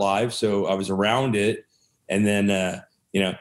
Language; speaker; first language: English; native; English